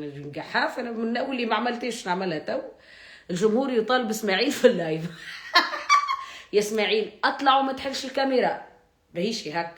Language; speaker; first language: Arabic; native; Arabic